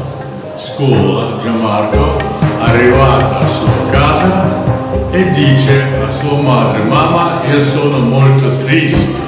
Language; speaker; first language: Italian; non-native, learner; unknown